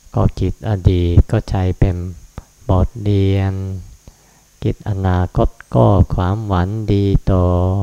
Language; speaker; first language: Thai; non-native, fluent; Japanese